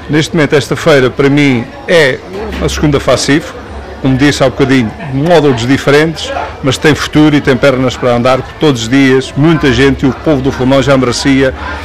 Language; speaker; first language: Portuguese; native; Portuguese